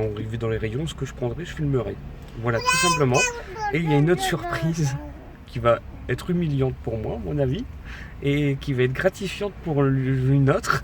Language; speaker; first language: French; native; French